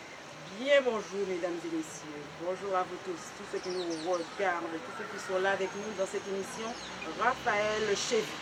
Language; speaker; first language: French; native; French